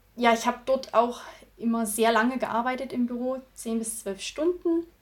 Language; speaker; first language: German; native; German